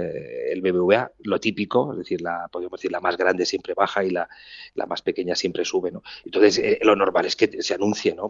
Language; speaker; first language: Spanish; native; Spanish